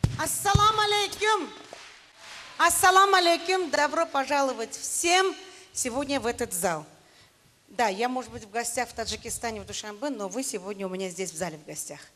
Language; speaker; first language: Russian; non-native, local second language; Uzbek